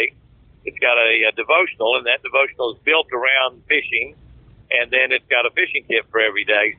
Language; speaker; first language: English; native; English